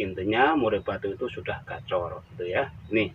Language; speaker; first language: Indonesian; native; Indonesian